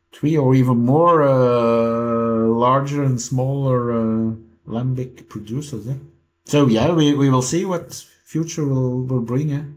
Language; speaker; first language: English; non-native, fluent; Dutch